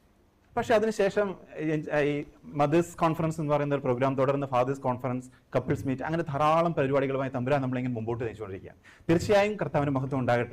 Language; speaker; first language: Malayalam; native; Malayalam